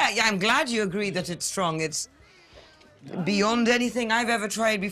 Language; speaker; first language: English; native; English